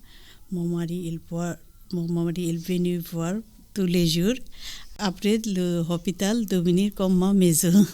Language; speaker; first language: French; non-native, learner; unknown